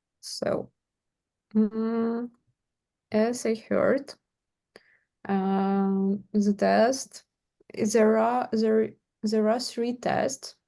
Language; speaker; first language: English; non-native, learner; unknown